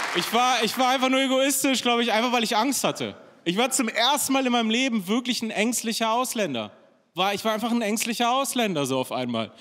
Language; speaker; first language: German; early bilingual, other home language; Persian